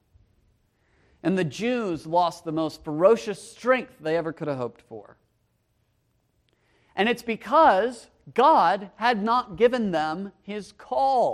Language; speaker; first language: English; native; English